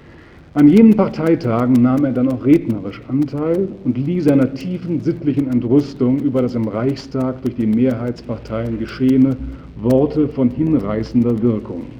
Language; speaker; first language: German; native; German